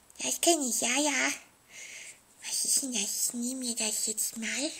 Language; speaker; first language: German; native; German